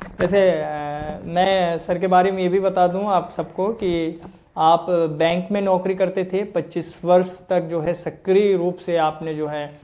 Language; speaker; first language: Hindi; native; Hindi